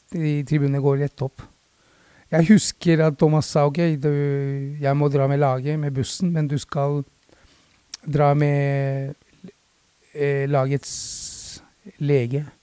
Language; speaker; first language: Norwegian; early bilingual, other home language; Spanish